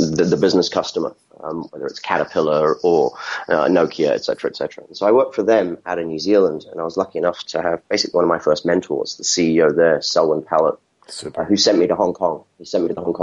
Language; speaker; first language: English; native; English